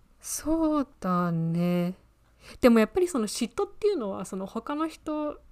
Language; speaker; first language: Japanese; early bilingual, heritage; Japanese